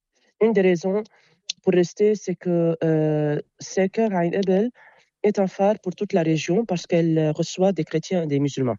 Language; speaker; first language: French; non-native, local second language; Arabic